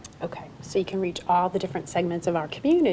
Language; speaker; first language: English; native; English